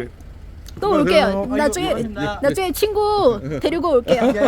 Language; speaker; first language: Korean; non-native, local second language; Chinese